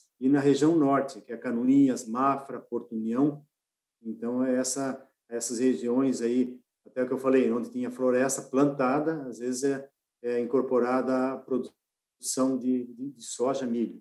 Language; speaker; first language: Portuguese; native; Portuguese